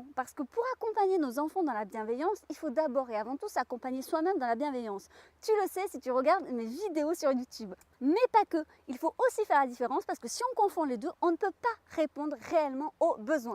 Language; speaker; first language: French; native; French